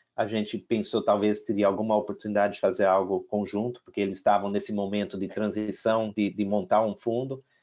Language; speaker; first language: Portuguese; non-native, fluent; English